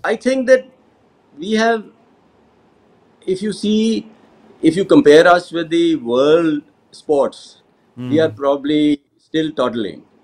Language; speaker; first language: English; non-native, local second language; Punjabi